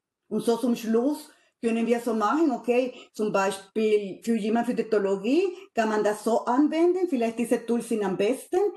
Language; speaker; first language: German; non-native, fluent; Spanish